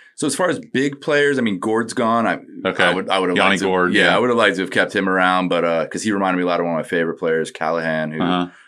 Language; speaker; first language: English; native; English